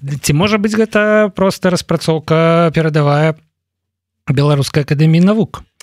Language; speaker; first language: Belarusian; non-native, local second language; Russian